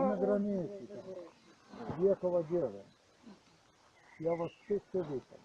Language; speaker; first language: Polish; non-native, learner; Slovenian